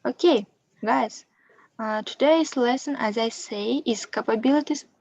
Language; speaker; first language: English; non-native, fluent; Kazakh